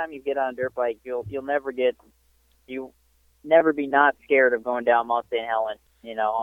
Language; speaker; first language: English; native; English